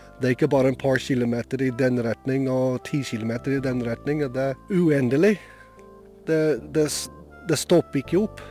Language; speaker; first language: Norwegian; non-native, fluent; English